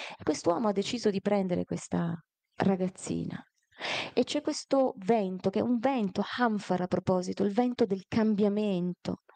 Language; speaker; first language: Italian; early bilingual, other home language; Amharic